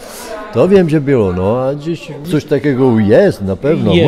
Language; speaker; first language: Polish; non-native, learner; Czech